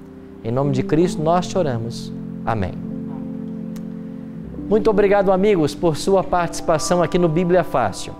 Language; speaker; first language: Portuguese; native; Portuguese